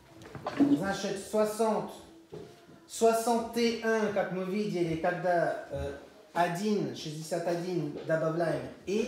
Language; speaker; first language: Russian; non-native, fluent; French